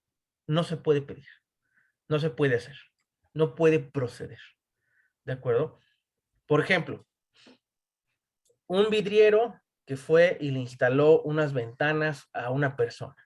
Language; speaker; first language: Spanish; native; Spanish